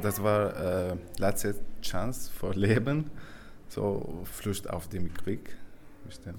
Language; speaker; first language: German; non-native, learner; Arabic